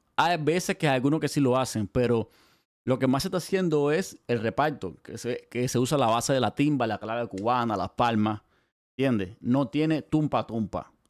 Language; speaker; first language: Spanish; native; Spanish